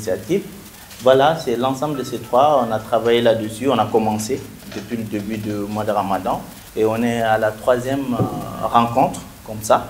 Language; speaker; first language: French; non-native, local second language; Bambara